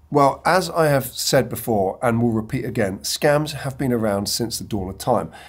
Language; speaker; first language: English; native; English